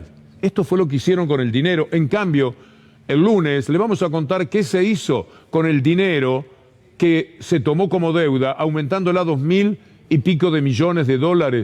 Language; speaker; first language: Spanish; native; Spanish